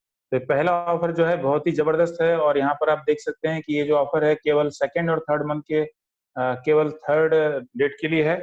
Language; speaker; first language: Hindi; native; Hindi